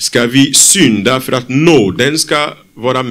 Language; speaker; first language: Swedish; non-native, fluent; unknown